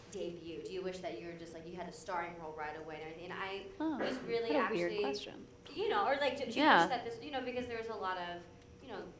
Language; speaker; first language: English; native; English